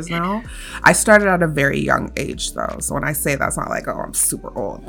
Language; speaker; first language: English; native; English